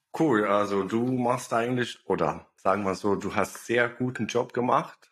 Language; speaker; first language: German; non-native, fluent; Bosnian